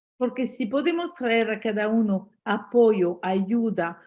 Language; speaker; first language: Spanish; non-native, fluent; French